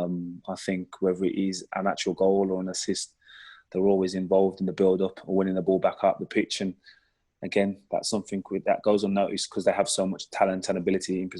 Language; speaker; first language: English; native; English